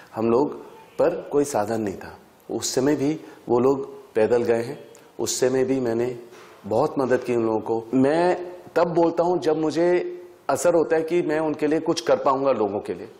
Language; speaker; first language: Hindi; native; Hindi